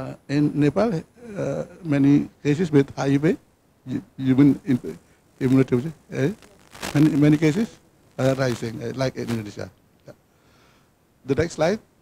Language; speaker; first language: English; non-native, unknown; Indonesian